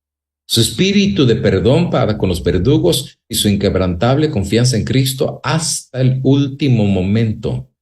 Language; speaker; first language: Spanish; native; Spanish